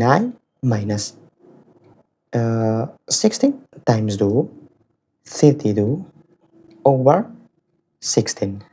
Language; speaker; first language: English; non-native, fluent; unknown